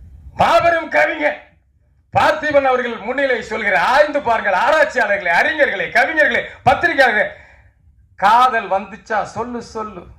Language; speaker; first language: Tamil; native; Tamil